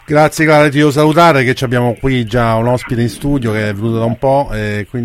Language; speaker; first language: Italian; native; Italian